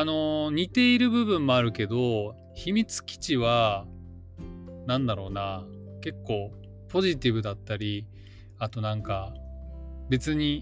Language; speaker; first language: Japanese; native; Japanese